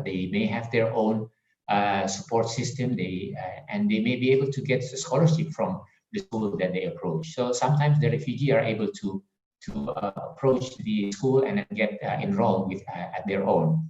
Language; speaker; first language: English; non-native, fluent; Indonesian